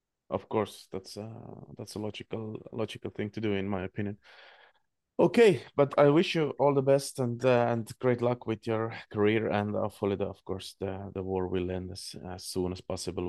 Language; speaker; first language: English; non-native, fluent; Estonian